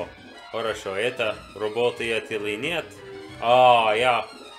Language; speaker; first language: Russian; non-native, learner; English